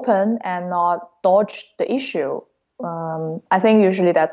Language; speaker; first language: English; non-native, fluent; Cantonese